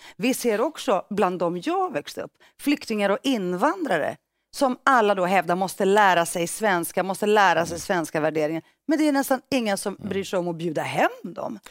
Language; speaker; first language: Swedish; early bilingual, other home language; Greek